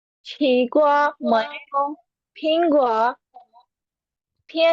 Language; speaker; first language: Chinese; non-native, learner; Urdu